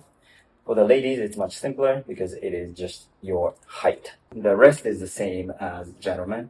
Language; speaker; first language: English; non-native, fluent; Japanese